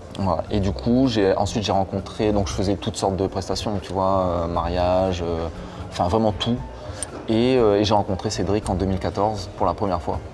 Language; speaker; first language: French; native; French